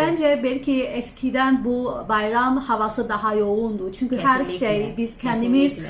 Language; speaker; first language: Turkish; non-native, fluent; Chinese